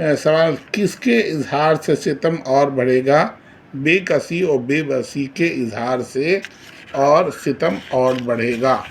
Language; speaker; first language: Urdu; native; Urdu